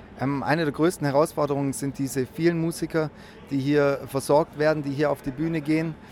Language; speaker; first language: German; native; German